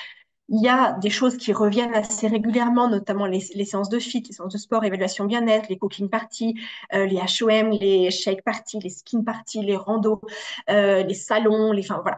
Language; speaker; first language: French; native; French